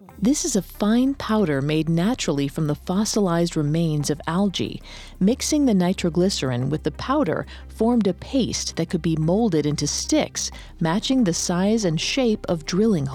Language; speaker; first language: English; native; English